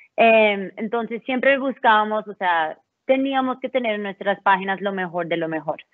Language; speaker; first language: Spanish; early bilingual, heritage; Spanish